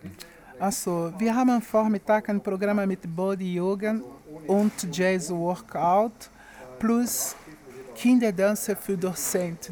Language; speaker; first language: German; non-native, learner; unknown